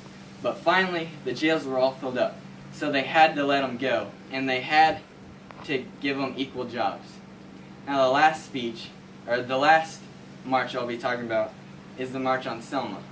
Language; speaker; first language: English; native; English